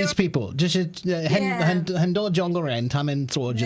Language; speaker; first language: Chinese; non-native, learner; English